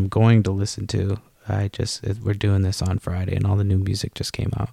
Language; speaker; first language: English; native; English